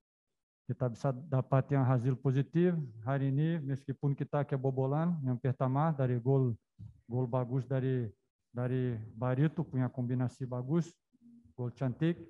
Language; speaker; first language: Indonesian; non-native, fluent; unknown